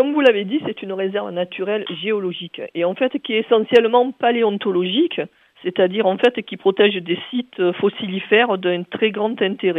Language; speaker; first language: French; native; French